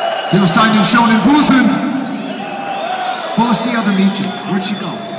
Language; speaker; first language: German; non-native, learner; English